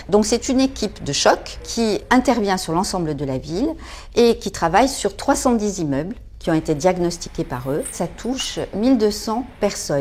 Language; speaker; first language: French; native; French